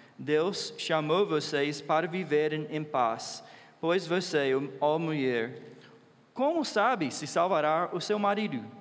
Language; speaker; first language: Portuguese; non-native, fluent; English